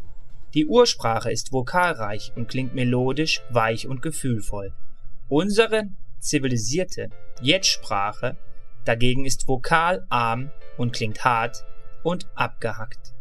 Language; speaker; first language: German; native; German